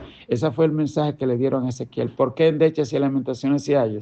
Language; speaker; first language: Spanish; native; Spanish